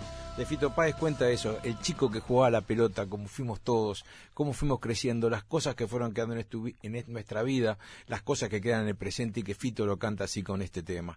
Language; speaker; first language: Spanish; native; Spanish